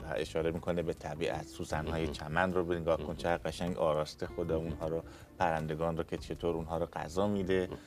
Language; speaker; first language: Persian; native; Persian